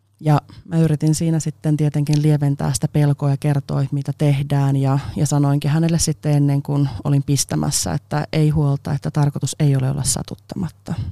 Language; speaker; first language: Finnish; non-native, local second language; Swedish